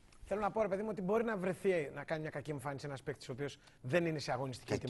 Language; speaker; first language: Greek; native; Greek